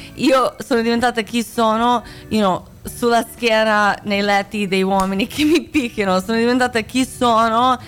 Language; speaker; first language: Italian; non-native, fluent; Croatian